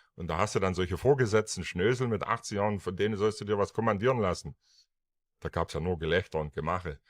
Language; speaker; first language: German; non-native, local second language; Upper Sorbian